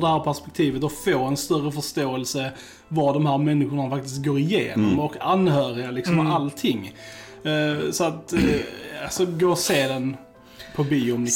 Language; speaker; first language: Swedish; native; Swedish